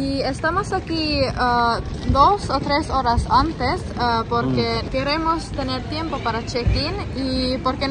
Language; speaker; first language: Spanish; non-native, learner; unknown